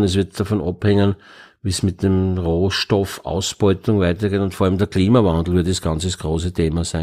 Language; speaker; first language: German; native; German